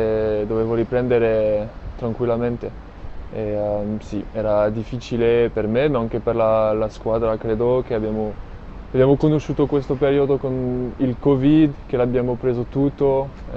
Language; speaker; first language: Italian; non-native, fluent; French